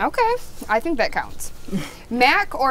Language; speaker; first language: English; native; English